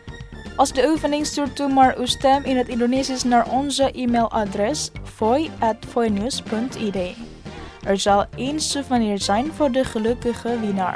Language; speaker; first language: Dutch; non-native, learner; Indonesian